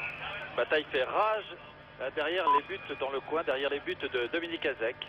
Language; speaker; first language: French; native; French